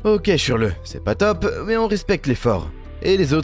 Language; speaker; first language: French; native; French